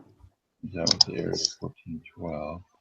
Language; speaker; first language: English; native; English